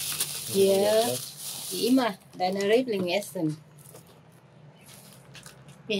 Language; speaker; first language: German; non-native, learner; Thai